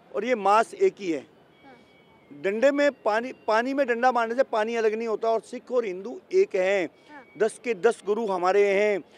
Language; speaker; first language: Hindi; native; Hindi